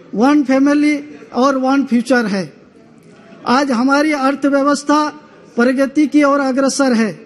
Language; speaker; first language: Hindi; native; Hindi